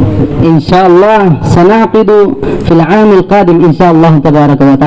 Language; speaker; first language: Arabic; non-native, learner; Urdu